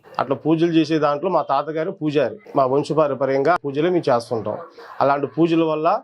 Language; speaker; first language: Telugu; non-native, local second language; Koya